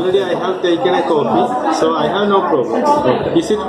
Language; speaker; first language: English; non-native, local second language; Malayalam